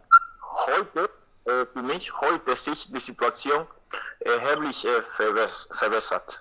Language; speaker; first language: German; non-native, learner; Spanish